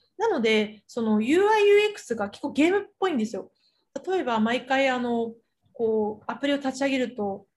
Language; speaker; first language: Japanese; early bilingual, other home language; Chinese